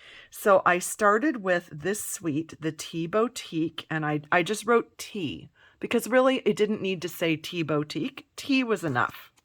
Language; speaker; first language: English; native; English